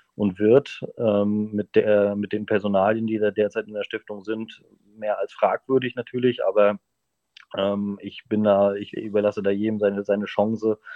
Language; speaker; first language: German; native; German